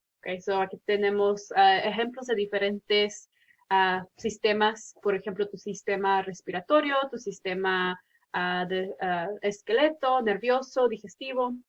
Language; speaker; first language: Spanish; early bilingual, heritage; Spanish